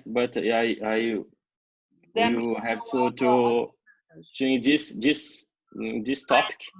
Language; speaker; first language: English; non-native, learner; Portuguese